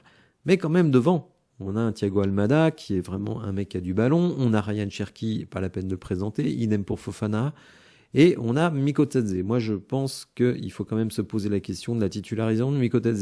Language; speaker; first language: French; native; French